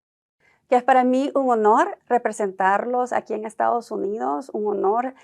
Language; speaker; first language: Spanish; native; Spanish